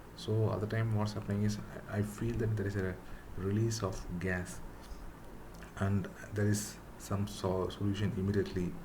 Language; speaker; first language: English; non-native, local second language; Tamil